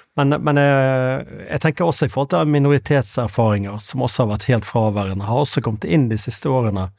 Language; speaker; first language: Norwegian; native; Norwegian